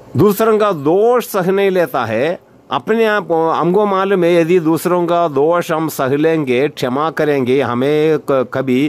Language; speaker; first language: Hindi; non-native, local second language; Malayalam